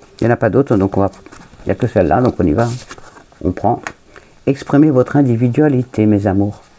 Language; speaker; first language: French; early bilingual, other home language; Portuguese